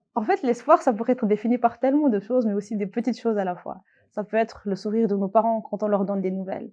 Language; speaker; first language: French; non-native, local second language; Malagasy